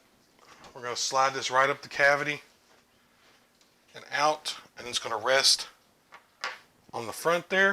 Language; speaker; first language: English; native; English